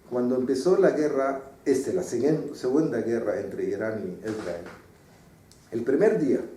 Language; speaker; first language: Spanish; non-native, fluent; Arabic